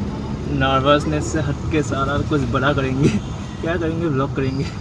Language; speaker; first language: Hindi; non-native, local second language; Assamese